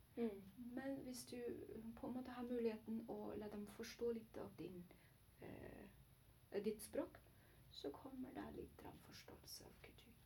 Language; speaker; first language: Norwegian; non-native, learner; Chinese